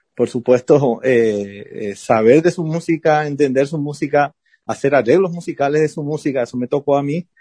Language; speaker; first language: Spanish; native; Spanish